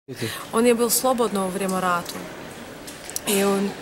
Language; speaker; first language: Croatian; non-native, learner; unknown